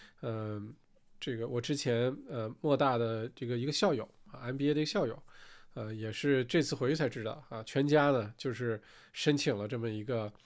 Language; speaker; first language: Chinese; native; Chinese